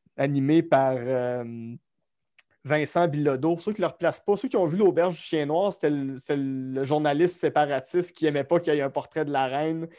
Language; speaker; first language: French; native; French